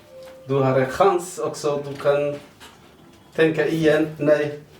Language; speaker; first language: Swedish; non-native, learner; Somali